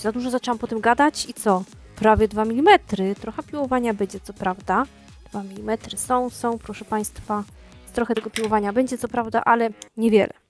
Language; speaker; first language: Polish; native; Polish